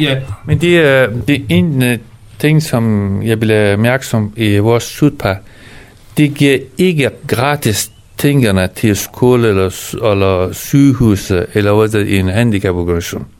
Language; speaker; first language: Danish; non-native, fluent; Persian